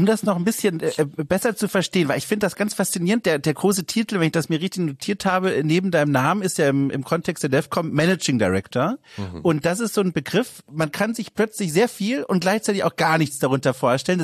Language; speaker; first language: German; native; German